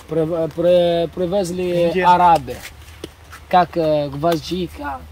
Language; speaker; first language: Russian; non-native, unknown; Swahili